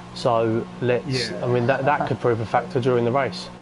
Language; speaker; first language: English; native; English